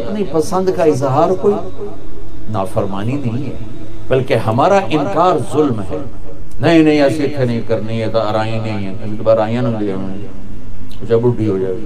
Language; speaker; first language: Urdu; non-native, local second language; Punjabi